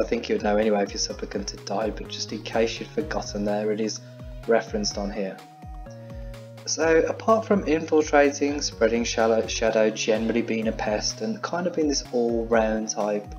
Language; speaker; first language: English; native; English